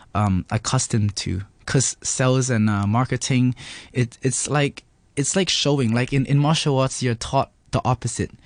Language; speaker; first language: English; non-native, local second language; Cantonese